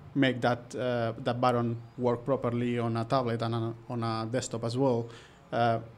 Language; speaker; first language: English; non-native, fluent; Spanish